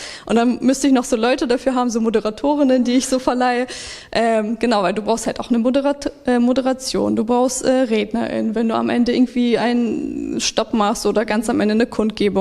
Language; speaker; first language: German; early bilingual, other home language; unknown